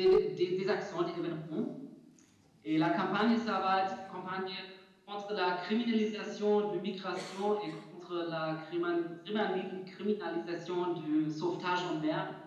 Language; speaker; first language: French; non-native, fluent; German